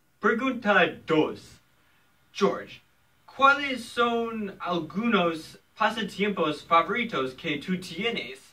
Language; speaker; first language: Spanish; non-native, learner; English